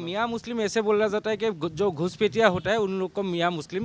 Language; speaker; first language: Hindi; non-native, local second language; Assamese